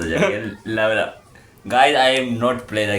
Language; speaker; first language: English; non-native, learner; Urdu